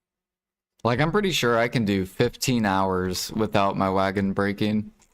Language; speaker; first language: English; native; English